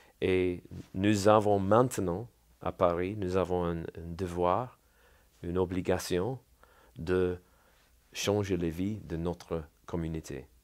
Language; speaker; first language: French; non-native, learner; English